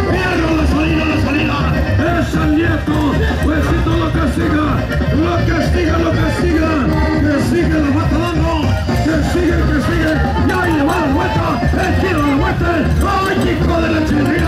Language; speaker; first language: Spanish; native; Spanish